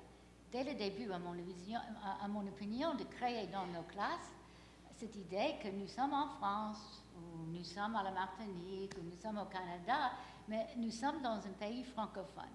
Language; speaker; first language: French; non-native, fluent; English